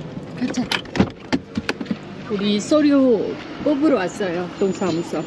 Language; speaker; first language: Korean; non-native, fluent; Uzbek